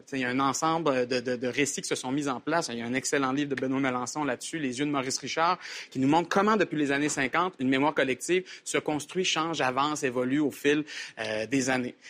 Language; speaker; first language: French; native; French